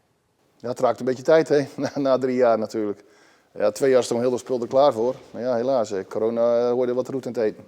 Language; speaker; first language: Dutch; native; Dutch